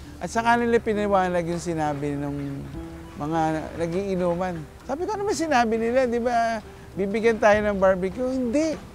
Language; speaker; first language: Filipino; native; Filipino